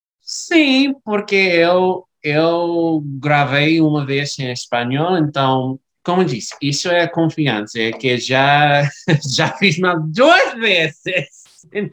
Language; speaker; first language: Portuguese; non-native, learner; English